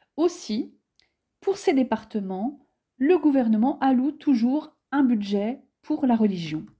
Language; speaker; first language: French; native; French